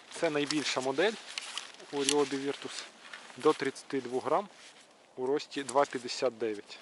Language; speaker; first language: Ukrainian; native; Ukrainian